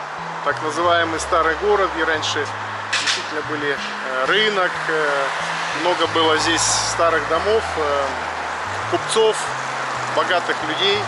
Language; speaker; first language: Russian; native; Russian